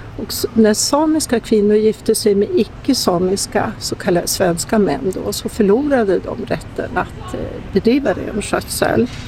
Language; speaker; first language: Swedish; native; Swedish